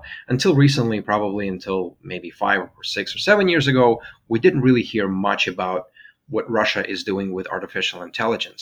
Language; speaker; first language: English; non-native, fluent; Russian